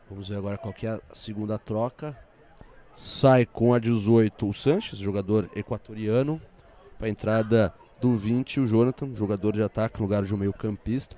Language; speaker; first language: Portuguese; native; Portuguese